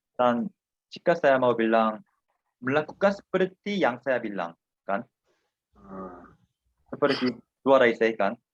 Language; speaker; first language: Indonesian; non-native, fluent; Korean